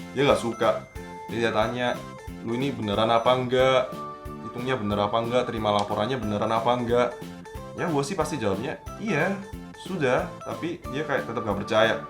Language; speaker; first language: Indonesian; early bilingual, other home language; Korean